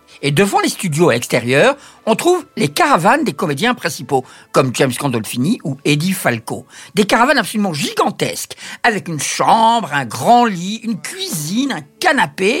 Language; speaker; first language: French; native; French